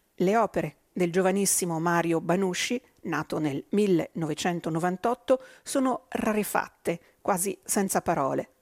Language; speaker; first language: Italian; native; Italian